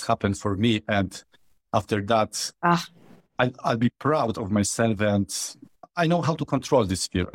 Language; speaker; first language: English; non-native, fluent; Polish